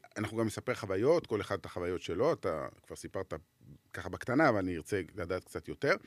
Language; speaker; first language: Hebrew; native; Hebrew